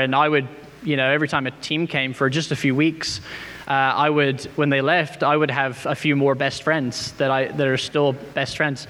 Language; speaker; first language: English; native; English